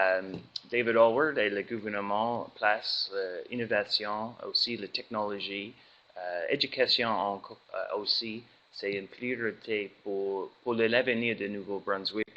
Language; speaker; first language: French; non-native, learner; English